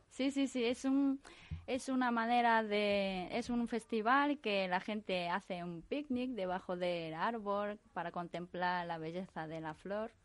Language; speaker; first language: Spanish; non-native, fluent; Japanese